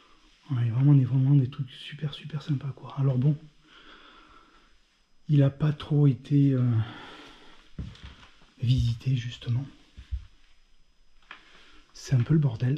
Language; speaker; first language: French; native; French